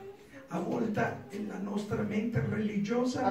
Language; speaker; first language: Italian; non-native, learner; Spanish